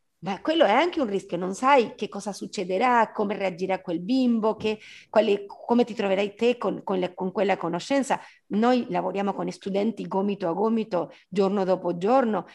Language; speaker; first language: Italian; non-native, fluent; Spanish